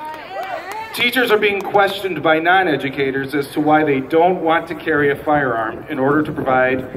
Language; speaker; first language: English; native; English